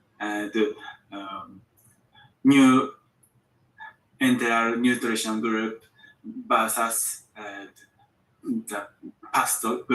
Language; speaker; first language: English; non-native, learner; Japanese